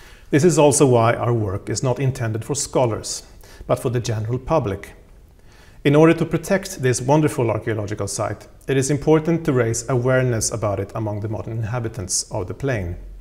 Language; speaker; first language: English; non-native, fluent; Swedish